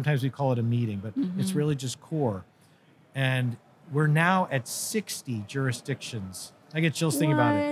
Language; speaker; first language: English; native; English